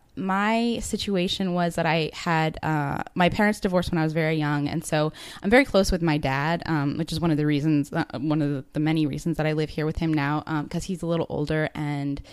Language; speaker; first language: English; native; English